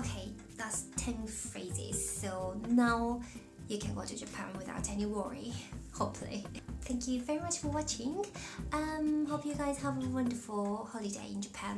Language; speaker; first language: English; non-native, fluent; Japanese